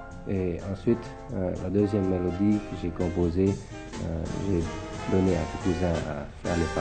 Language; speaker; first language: French; early bilingual, other home language; Thai